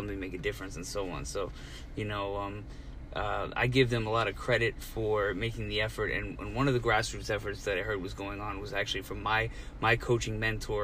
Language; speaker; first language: English; native; English